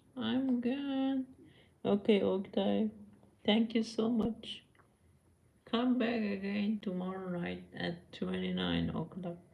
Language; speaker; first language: English; non-native, learner; Persian